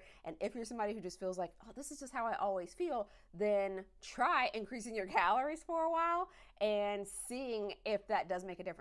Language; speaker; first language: English; native; English